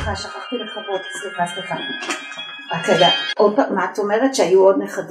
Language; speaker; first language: Hebrew; native; Hebrew